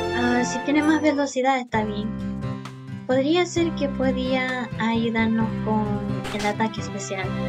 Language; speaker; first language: Spanish; early bilingual, heritage; Spanish